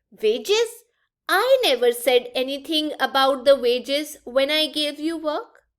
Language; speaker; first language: English; non-native, local second language; Punjabi